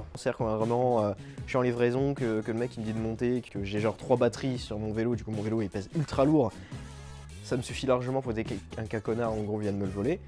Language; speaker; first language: French; native; French